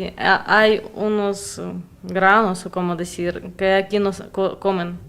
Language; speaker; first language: Spanish; non-native, learner; Russian